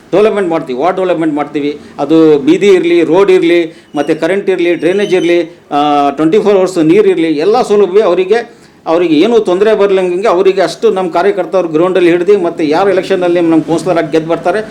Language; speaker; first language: Kannada; non-native, local second language; Urdu